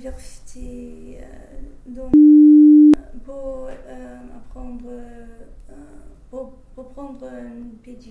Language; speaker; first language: French; non-native, fluent; English